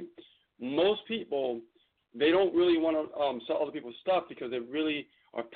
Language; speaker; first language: English; native; English